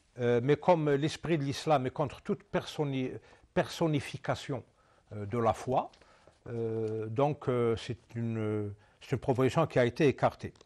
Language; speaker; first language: French; non-native, local second language; Arabic